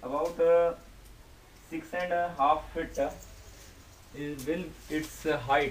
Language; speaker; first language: English; non-native, local second language; Hindi